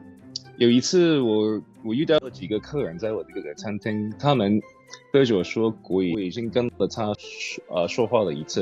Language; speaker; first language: Chinese; non-native, learner; English